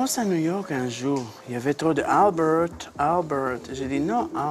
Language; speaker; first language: French; non-native, fluent; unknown